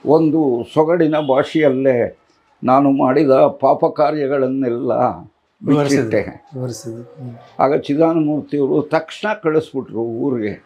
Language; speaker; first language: Kannada; non-native, local second language; Tamil